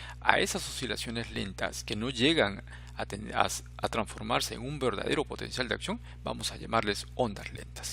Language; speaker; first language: Spanish; native; Spanish